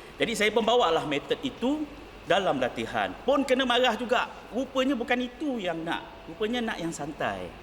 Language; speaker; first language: Malay; native; Malay